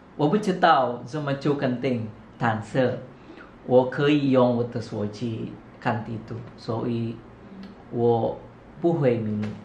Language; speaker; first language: Chinese; non-native, learner; Indonesian